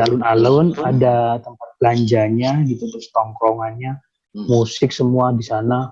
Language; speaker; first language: Indonesian; native; Indonesian